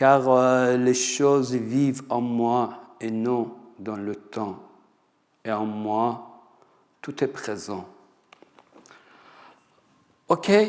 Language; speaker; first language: French; non-native, fluent; Persian